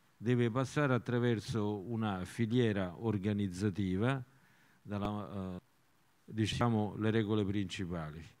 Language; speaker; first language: Italian; native; Italian